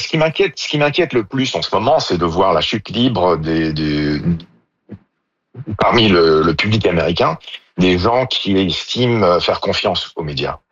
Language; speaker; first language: French; native; French